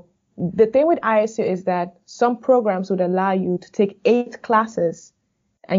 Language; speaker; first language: English; non-native, local second language; Igbo